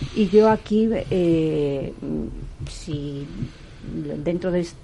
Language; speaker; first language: Spanish; native; Spanish